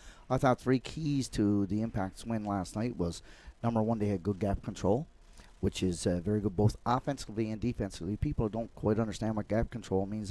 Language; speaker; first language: English; native; English